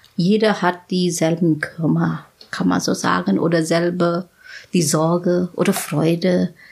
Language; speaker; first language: German; non-native, fluent; Bangla